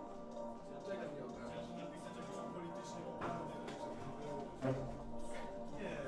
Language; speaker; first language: Polish; native; Polish